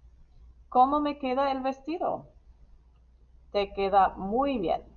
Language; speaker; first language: Spanish; non-native, fluent; English